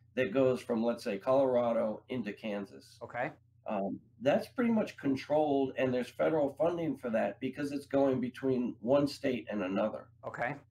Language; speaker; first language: English; native; English